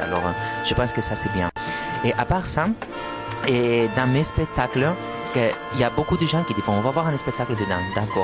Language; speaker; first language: French; non-native, fluent; Spanish